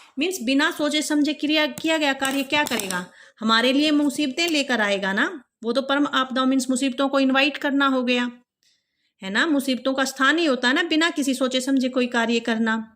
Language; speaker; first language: Hindi; native; Hindi